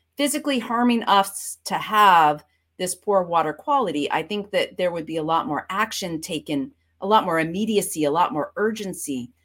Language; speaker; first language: English; native; English